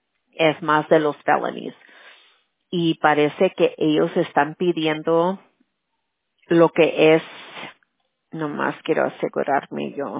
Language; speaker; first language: Spanish; early bilingual, heritage; Spanish